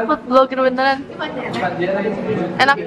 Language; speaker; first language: Indonesian; native; Indonesian